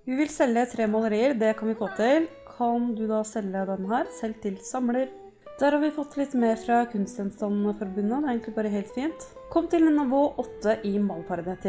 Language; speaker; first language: Norwegian; native; Norwegian